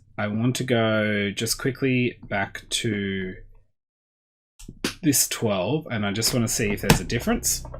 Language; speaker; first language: English; native; English